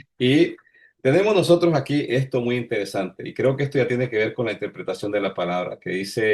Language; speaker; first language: Spanish; native; Spanish